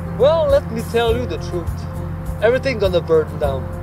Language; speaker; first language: English; non-native, fluent; French